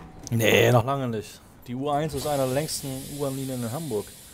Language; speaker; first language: German; native; German